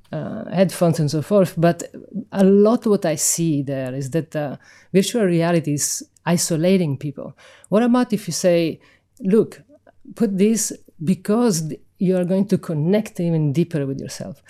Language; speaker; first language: English; non-native, fluent; Italian